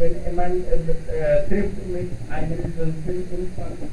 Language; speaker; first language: German; non-native, learner; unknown